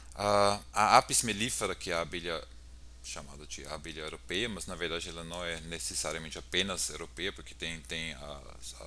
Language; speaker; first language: Portuguese; non-native, fluent; German